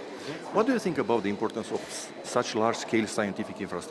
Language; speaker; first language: English; non-native, fluent; Romanian